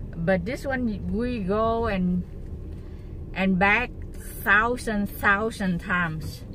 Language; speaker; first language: English; non-native, learner; Vietnamese